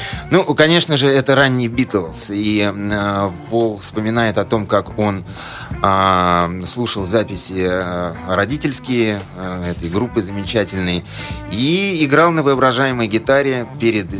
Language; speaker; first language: Russian; native; Russian